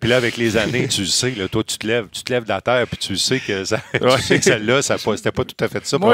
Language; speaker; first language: French; native; French